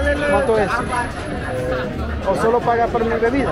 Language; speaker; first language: Spanish; non-native, learner; English